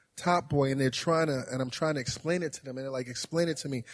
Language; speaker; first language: English; native; English